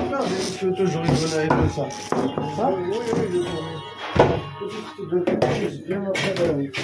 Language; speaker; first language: French; non-native, learner; Arabic